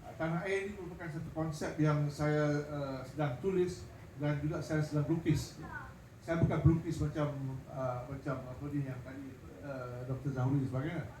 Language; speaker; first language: Malay; native; Malay